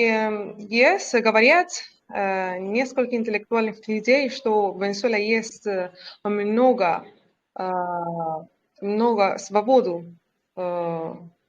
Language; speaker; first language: Russian; non-native, learner; Spanish